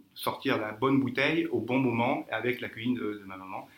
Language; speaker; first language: French; native; French